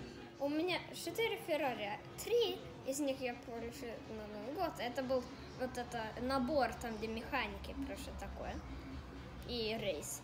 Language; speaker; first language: Russian; early bilingual, heritage; Russian